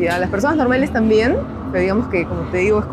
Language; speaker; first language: Spanish; native; Spanish